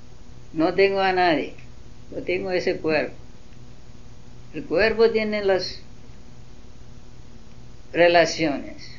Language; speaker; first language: Spanish; non-native, learner; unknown